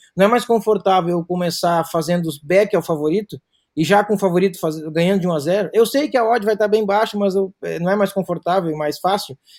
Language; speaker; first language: Portuguese; native; Portuguese